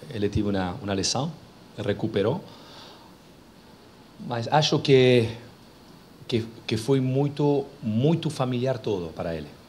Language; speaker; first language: Portuguese; non-native, fluent; Spanish